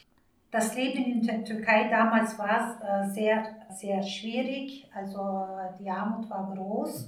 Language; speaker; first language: German; early bilingual, other home language; Turkish